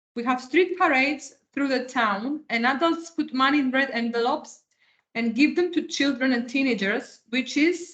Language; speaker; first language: English; non-native, fluent; Greek